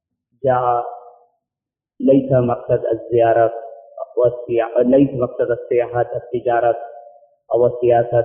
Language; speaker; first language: Arabic; non-native, learner; Urdu